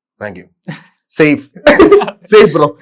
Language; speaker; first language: Malayalam; native; Malayalam